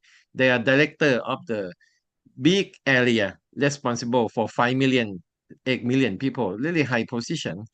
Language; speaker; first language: English; non-native, learner; Thai